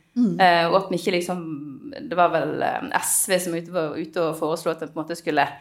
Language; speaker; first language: Norwegian; native; Norwegian